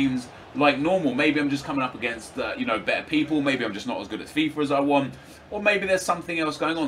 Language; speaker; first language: English; native; English